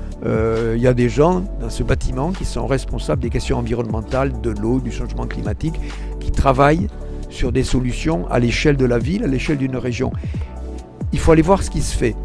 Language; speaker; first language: French; native; French